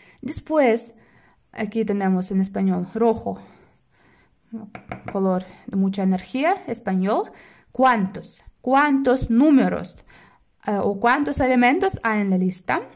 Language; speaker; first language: Spanish; non-native, fluent; Russian